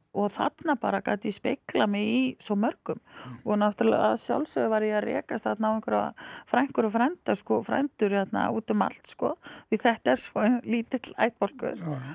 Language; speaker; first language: Icelandic; native; Icelandic